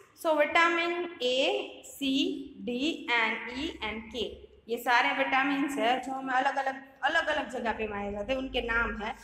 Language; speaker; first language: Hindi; non-native, local second language; Gujarati